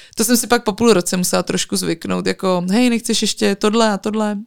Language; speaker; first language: Czech; native; Czech